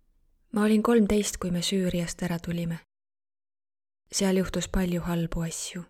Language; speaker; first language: Estonian; non-native, learner; Arabic